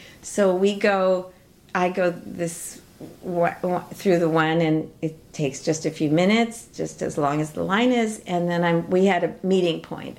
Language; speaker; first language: English; native; English